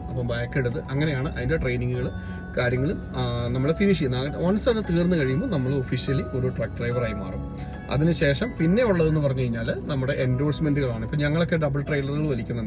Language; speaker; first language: Malayalam; native; Malayalam